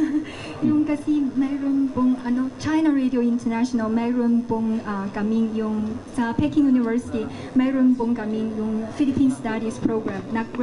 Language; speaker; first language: Filipino; non-native, learner; Chinese